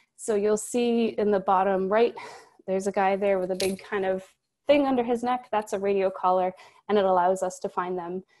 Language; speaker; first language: English; native; English